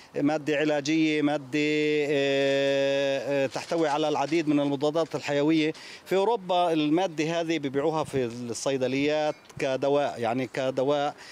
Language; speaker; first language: Arabic; native; Arabic